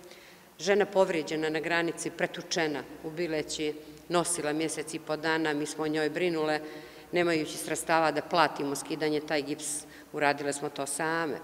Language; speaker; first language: Serbian; native; Serbian